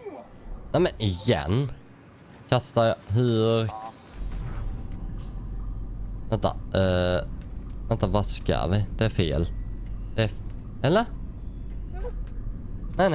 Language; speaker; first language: Swedish; native; Swedish